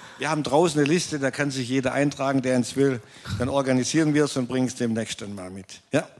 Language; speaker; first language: German; native; German